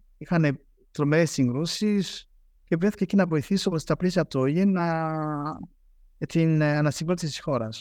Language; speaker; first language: Greek; non-native, fluent; Rundi